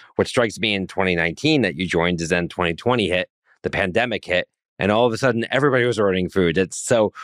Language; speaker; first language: English; native; English